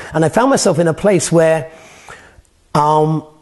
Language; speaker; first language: English; native; English